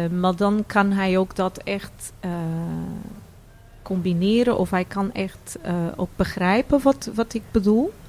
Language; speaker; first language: Dutch; non-native, fluent; Portuguese